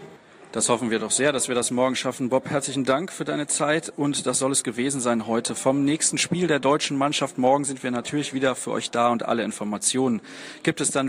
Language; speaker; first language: German; native; German